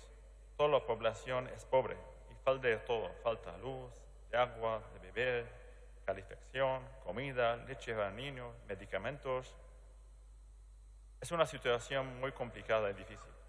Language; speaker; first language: Spanish; non-native, fluent; Arabic